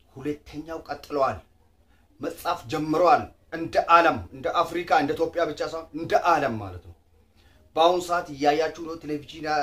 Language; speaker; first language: Amharic; non-native, local second language; Oromo